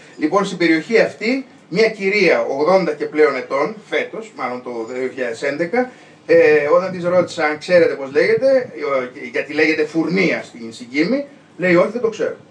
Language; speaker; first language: Greek; native; Greek